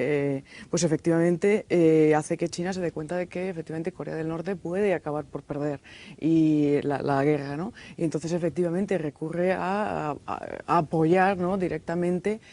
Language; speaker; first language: Spanish; native; Spanish